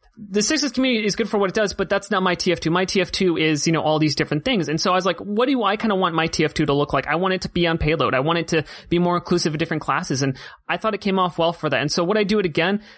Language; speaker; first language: English; native; English